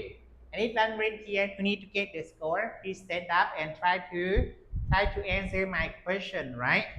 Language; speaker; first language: English; non-native, learner; Lao